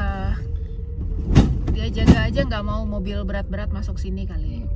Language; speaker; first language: Indonesian; native; Indonesian